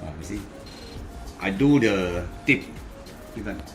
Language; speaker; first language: English; non-native, local second language; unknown